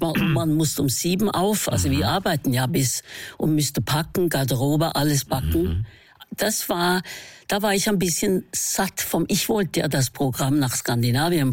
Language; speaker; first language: German; non-native, fluent; Norwegian